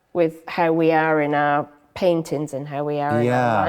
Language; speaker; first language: English; native; English